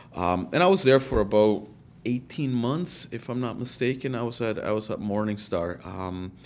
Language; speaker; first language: English; early bilingual, other home language; Spanish